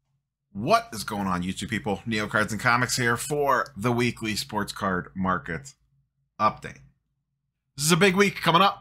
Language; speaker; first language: English; native; English